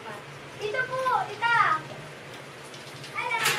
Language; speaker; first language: Filipino; native; Filipino